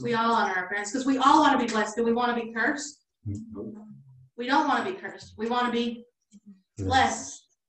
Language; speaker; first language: English; early bilingual, other home language; Spanish